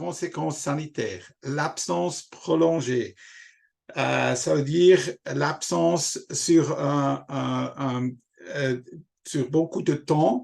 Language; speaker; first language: French; non-native, local second language; German